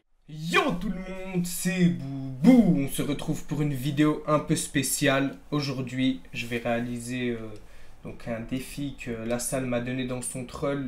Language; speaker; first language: French; native; French